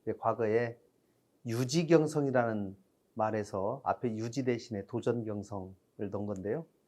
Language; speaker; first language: Korean; native; Korean